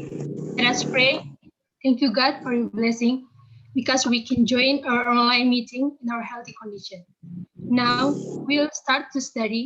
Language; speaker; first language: English; non-native, learner; Indonesian